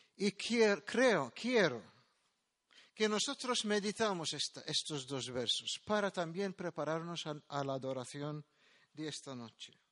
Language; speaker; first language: Spanish; non-native, fluent; Maltese